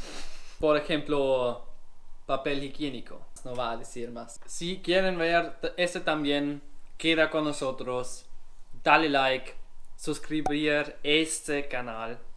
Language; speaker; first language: Spanish; non-native, learner; German